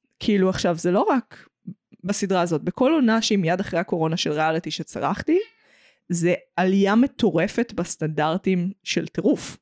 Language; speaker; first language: Hebrew; native; Hebrew